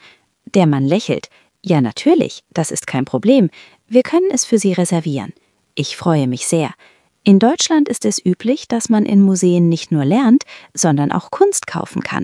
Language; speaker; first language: German; non-native, fluent; Turkish